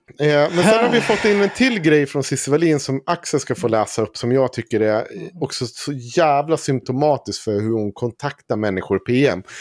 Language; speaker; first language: Swedish; native; Swedish